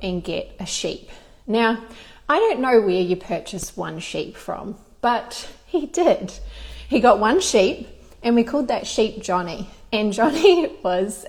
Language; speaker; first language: English; native; English